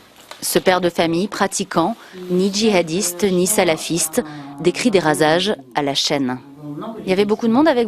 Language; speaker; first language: French; native; French